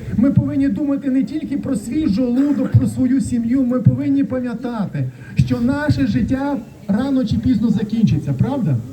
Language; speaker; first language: Ukrainian; non-native, local second language; Russian